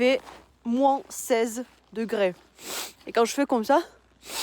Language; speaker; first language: French; non-native, fluent; Russian